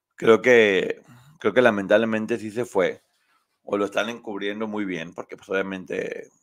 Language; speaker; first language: Spanish; native; Spanish